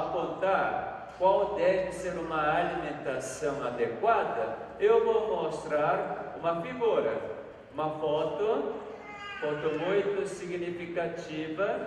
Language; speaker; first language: Portuguese; non-native, fluent; Korean